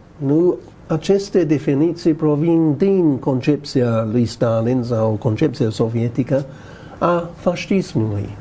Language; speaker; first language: Romanian; non-native, fluent; English